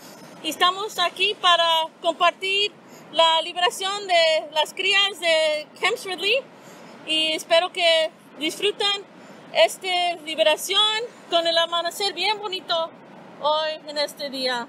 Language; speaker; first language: Spanish; early bilingual, other home language; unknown